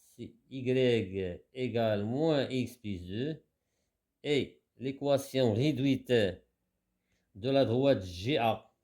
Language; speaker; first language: French; non-native, local second language; Arabic